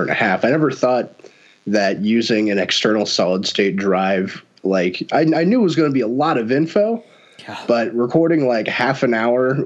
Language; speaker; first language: English; native; English